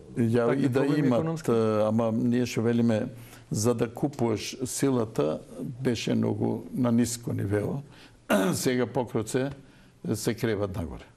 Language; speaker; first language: Macedonian; non-native, local second language; Turkish